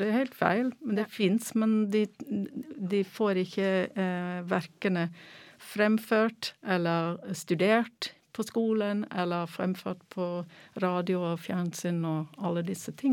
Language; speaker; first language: Norwegian; non-native, fluent; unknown